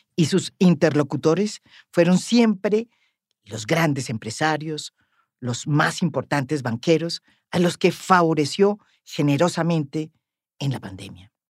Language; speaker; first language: Spanish; native; Spanish